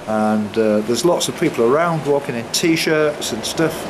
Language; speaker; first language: English; native; English